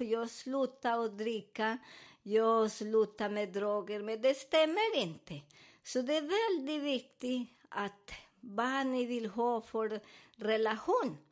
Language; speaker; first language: Swedish; non-native, learner; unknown